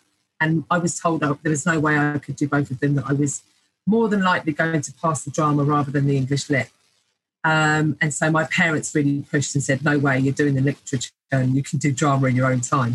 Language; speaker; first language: English; native; English